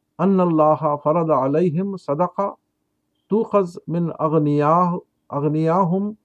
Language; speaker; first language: Urdu; native; Urdu